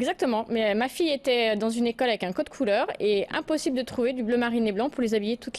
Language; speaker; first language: French; native; French